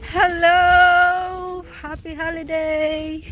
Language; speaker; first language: English; non-native, local second language; Filipino